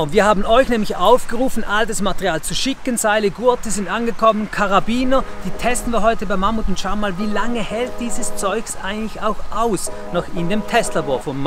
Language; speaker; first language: German; native; German